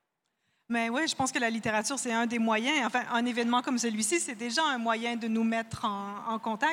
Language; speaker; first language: French; native; French